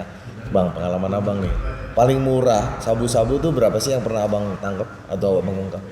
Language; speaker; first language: Indonesian; native; Indonesian